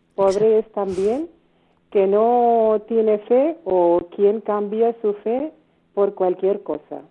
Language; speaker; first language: Spanish; non-native, learner; Malayalam